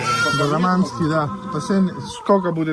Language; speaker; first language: Russian; non-native, learner; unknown